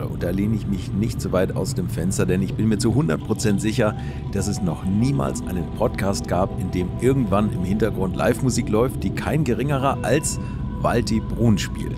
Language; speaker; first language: German; native; German